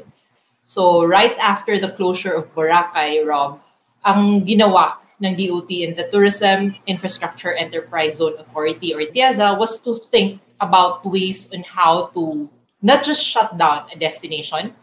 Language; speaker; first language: English; non-native, local second language; Cebuano